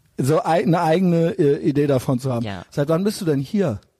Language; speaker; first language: German; native; German